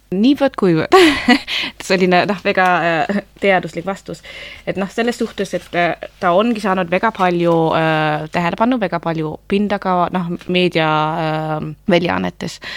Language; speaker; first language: Estonian; non-native, fluent; German